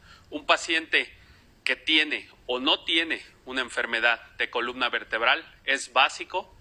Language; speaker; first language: Spanish; native; Spanish